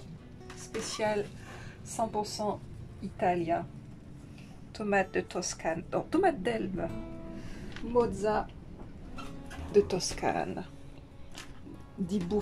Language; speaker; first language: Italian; non-native, learner; French